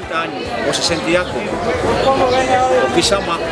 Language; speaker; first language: Spanish; native; Spanish